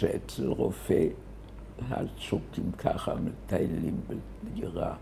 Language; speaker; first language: Hebrew; early bilingual, other home language; German